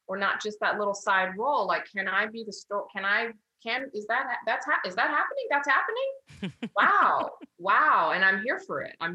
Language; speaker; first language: English; native; English